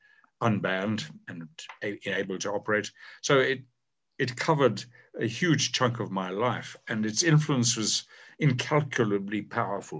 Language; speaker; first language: English; native; English